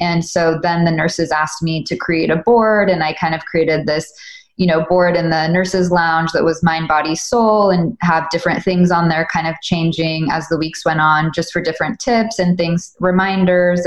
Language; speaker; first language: English; native; English